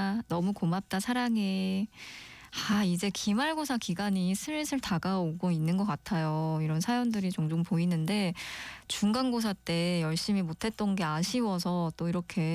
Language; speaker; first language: Korean; native; Korean